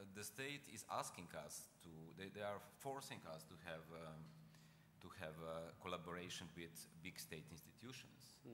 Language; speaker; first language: English; non-native, fluent; Slovenian